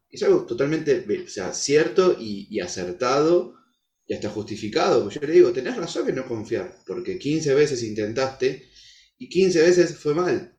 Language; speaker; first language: Spanish; native; Spanish